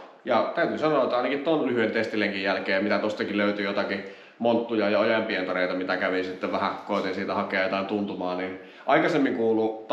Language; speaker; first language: Finnish; native; Finnish